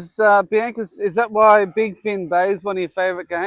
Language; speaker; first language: English; native; English